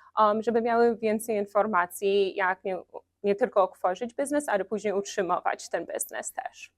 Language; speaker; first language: Polish; early bilingual, heritage; Polish